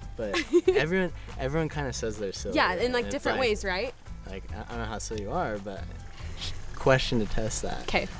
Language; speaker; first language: English; native; English